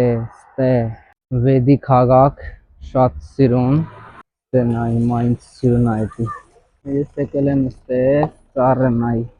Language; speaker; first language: Armenian; non-native, learner; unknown